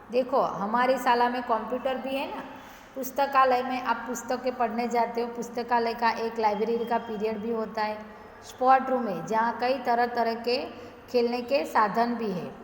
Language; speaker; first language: Hindi; non-native, local second language; Gujarati